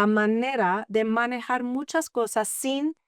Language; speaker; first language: Spanish; early bilingual, heritage; English